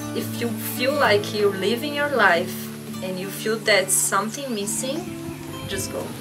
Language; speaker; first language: English; non-native, fluent; Portuguese